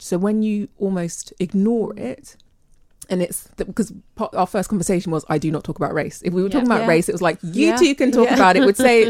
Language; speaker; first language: English; native; English